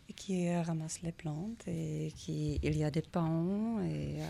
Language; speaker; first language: French; non-native, fluent; Czech